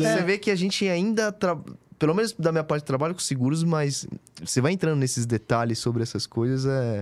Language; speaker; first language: Portuguese; native; Portuguese